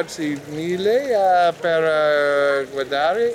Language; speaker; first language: Italian; non-native, learner; English